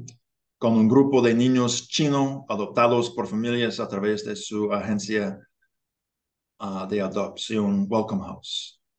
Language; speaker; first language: Spanish; non-native, learner; English